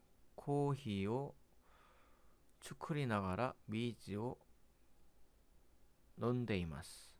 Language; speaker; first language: Japanese; non-native, learner; Korean